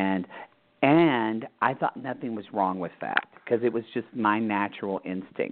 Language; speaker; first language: English; native; English